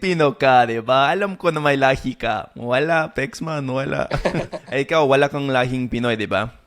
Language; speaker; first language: Filipino; non-native, fluent; English